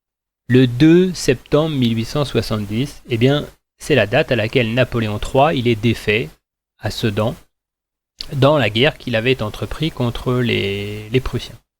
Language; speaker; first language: French; native; French